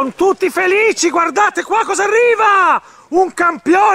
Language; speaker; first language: Italian; native; Italian